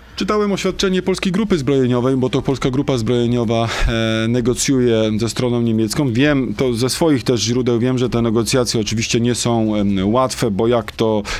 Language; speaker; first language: Polish; native; Polish